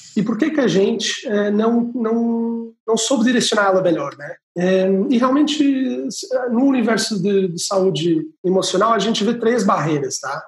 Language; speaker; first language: Portuguese; native; Portuguese